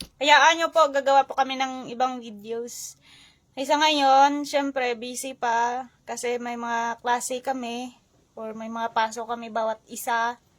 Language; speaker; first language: Filipino; non-native, local second language; Hiligaynon